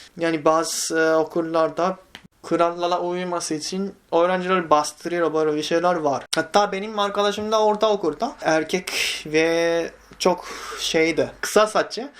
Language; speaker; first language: Turkish; non-native, fluent; Japanese